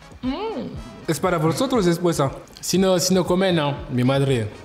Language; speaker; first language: Spanish; non-native, learner; French